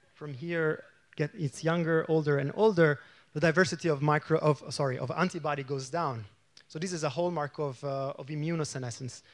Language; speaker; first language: English; non-native, fluent; Italian